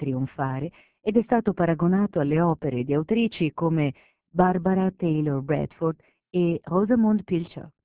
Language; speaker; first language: Italian; native; Italian